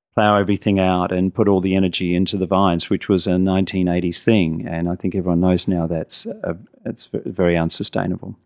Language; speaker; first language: English; native; English